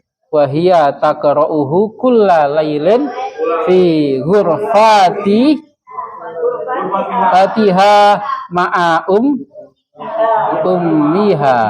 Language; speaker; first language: Arabic; non-native, fluent; Indonesian